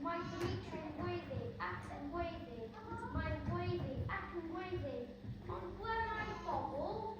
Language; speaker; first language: Welsh; non-native, local second language; English